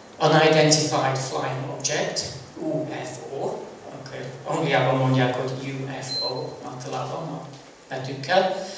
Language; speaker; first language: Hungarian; early bilingual, heritage; Hungarian